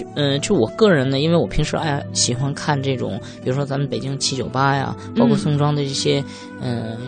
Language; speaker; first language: Chinese; native; Chinese